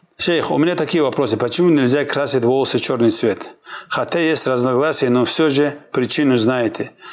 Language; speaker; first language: Russian; non-native, local second language; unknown